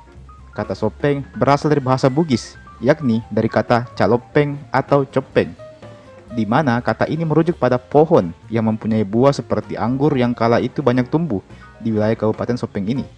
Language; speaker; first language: Indonesian; native; Indonesian